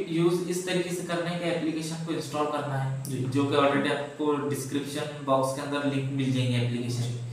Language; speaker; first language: Hindi; non-native, local second language; Urdu